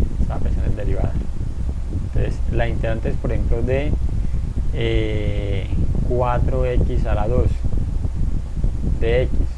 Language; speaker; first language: Spanish; native; Spanish